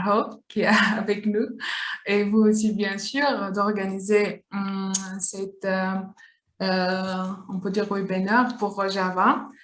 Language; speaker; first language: French; non-native, learner; Kurdish